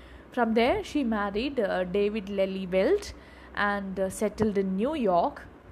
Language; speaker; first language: English; non-native, local second language; Malayalam